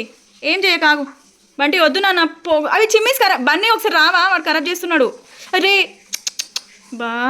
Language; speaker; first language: Telugu; native; Telugu